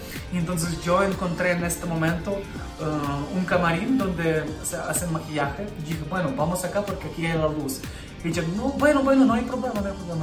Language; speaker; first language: Spanish; non-native, fluent; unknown